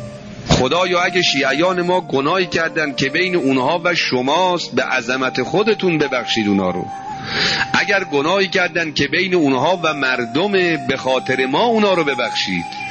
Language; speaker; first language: Persian; native; Persian